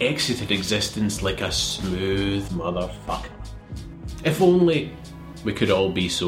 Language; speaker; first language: English; native; English